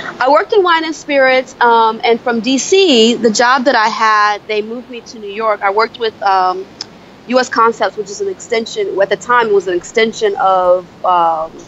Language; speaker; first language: English; native; English